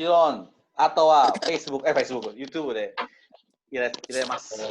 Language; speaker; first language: Japanese; non-native, learner; Indonesian